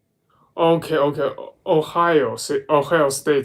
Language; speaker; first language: English; non-native, learner; Chinese